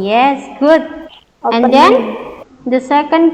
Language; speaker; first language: English; non-native, learner; Indonesian